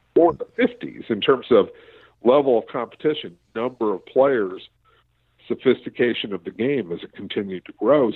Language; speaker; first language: English; native; English